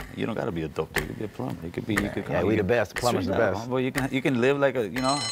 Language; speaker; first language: English; native; English